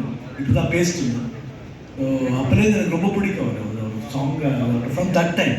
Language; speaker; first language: Tamil; non-native, learner; Telugu